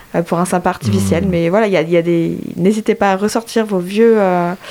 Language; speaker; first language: French; native; French